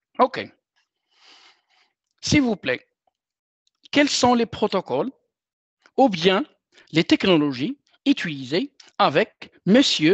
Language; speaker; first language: French; non-native, local second language; Arabic